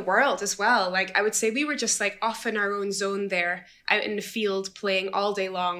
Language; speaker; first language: English; native; English